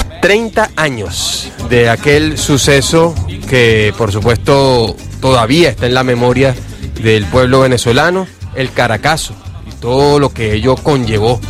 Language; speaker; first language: Spanish; native; Spanish